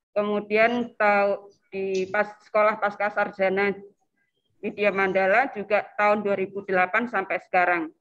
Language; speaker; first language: Indonesian; native; Indonesian